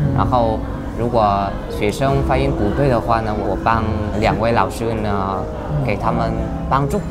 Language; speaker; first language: Chinese; non-native, fluent; Vietnamese